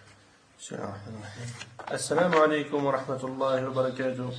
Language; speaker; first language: Arabic; non-native, learner; French